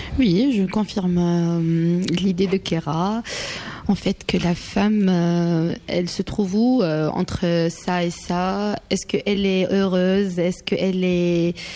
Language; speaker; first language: French; non-native, local second language; Arabic